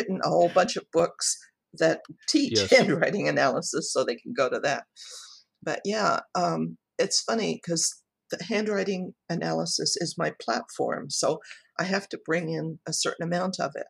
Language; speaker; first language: English; native; English